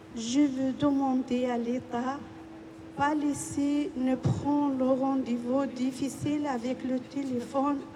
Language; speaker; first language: French; non-native, learner; Arabic